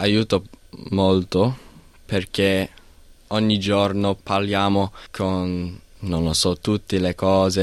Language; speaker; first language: Italian; non-native, learner; English